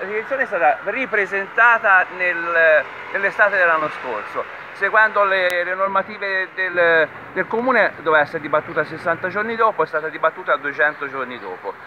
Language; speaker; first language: Italian; native; Italian